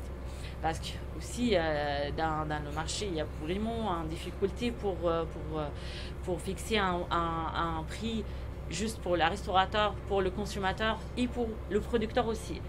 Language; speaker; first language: French; non-native, fluent; Arabic